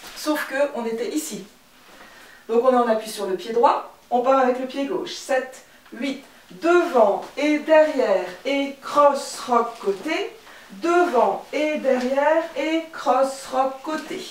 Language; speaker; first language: French; native; French